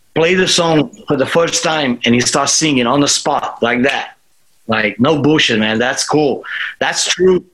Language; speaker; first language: English; non-native, fluent; Portuguese